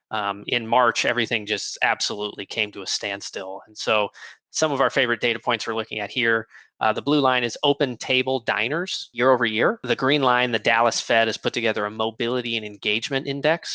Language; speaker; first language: English; native; English